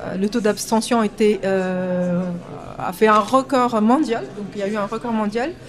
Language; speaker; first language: French; non-native, local second language; Arabic